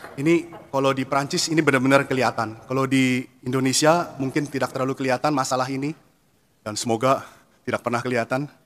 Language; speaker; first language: Indonesian; native; Indonesian